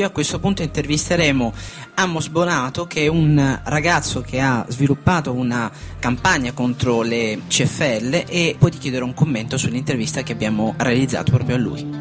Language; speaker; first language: Italian; native; Italian